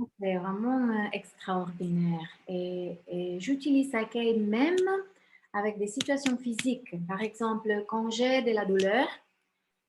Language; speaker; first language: French; non-native, fluent; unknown